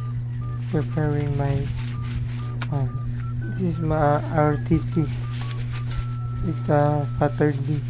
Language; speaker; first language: English; non-native, learner; Cebuano